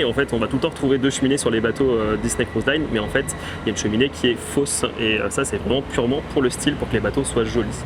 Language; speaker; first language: French; native; French